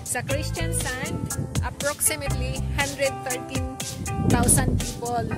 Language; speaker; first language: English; non-native, local second language; Cebuano